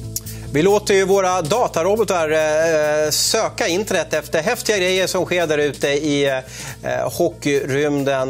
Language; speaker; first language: Swedish; native; Swedish